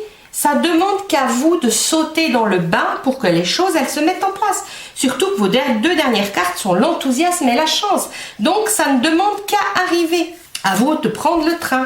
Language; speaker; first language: French; native; French